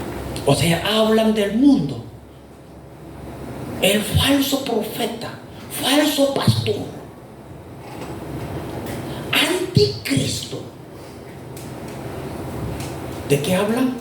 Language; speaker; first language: Spanish; non-native, fluent; Korean